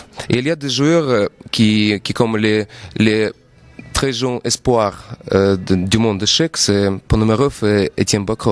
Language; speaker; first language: French; non-native, fluent; Russian